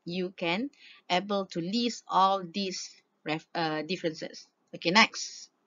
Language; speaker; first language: English; non-native, local second language; Malay